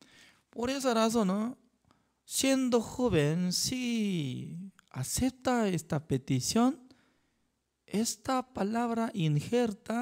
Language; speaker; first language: Spanish; non-native, fluent; Korean